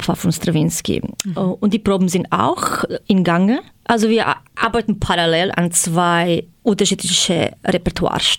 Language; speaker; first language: German; non-native, fluent; Croatian